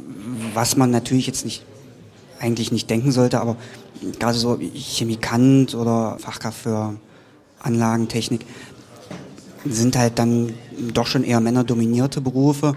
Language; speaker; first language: German; native; German